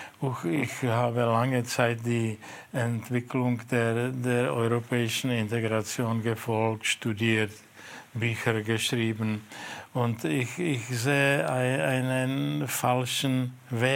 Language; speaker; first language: German; non-native, fluent; Czech